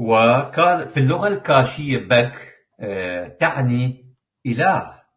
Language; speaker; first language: Arabic; non-native, local second language; Kurdish